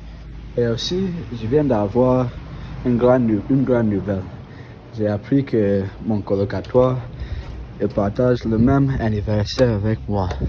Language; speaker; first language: French; non-native, fluent; English